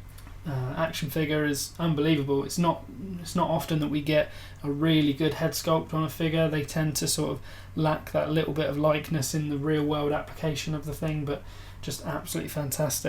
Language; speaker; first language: English; native; English